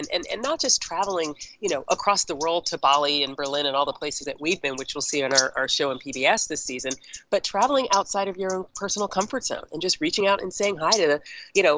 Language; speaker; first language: English; native; English